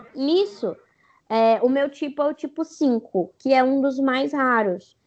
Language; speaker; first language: Portuguese; native; Portuguese